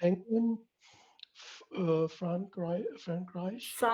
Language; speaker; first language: German; non-native, learner; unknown